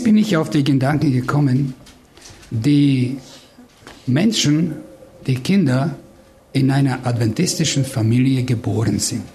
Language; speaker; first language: German; non-native, fluent; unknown